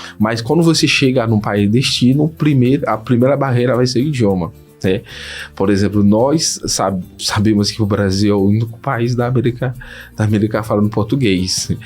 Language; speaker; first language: Portuguese; non-native, fluent; Haitian Creole